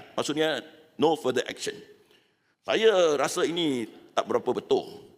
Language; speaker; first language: Malay; non-native, local second language; Chinese